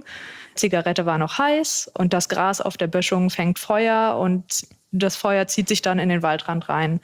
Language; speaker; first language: German; native; German